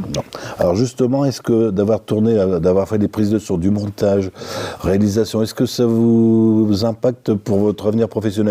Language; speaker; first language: French; native; French